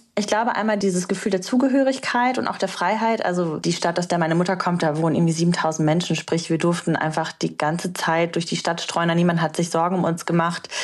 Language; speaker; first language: German; early bilingual, other home language; Romanian